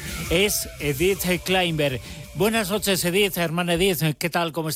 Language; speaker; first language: Spanish; native; Spanish